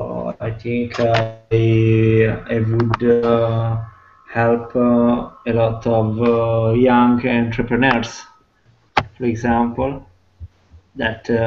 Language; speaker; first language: English; non-native, fluent; Italian